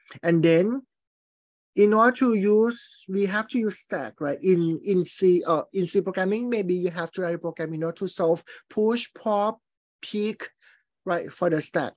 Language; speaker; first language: English; non-native, fluent; Thai